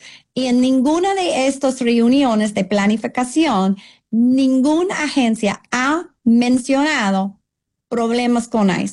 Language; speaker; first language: Spanish; non-native, fluent; English